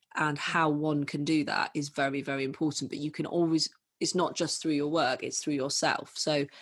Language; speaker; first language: English; native; English